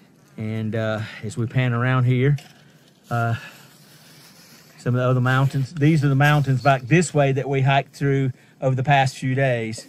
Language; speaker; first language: English; native; English